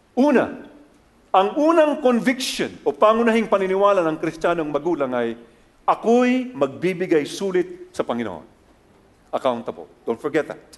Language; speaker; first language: Filipino; native; Filipino